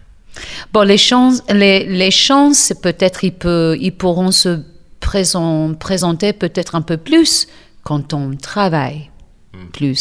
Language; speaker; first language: French; non-native, fluent; English